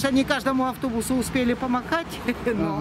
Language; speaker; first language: Russian; native; Russian